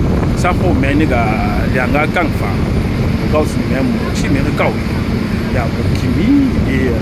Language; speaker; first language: Chinese; non-native, learner; French